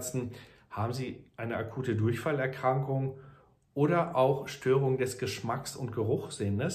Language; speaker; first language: German; native; German